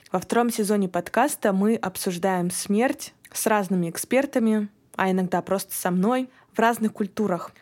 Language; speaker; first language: Russian; native; Russian